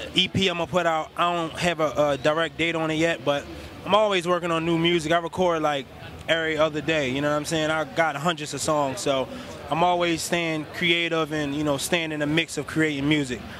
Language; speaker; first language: English; native; English